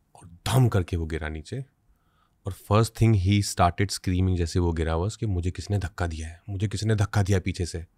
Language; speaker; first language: Hindi; native; Hindi